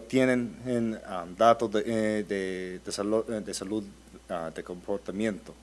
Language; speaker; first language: Spanish; early bilingual, heritage; Spanish